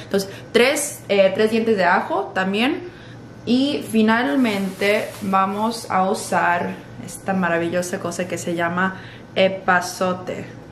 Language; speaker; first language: Spanish; early bilingual, heritage; Spanish